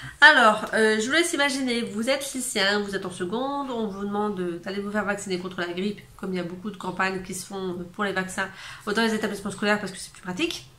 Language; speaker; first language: French; native; French